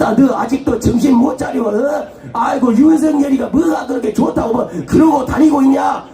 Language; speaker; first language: Korean; native; Korean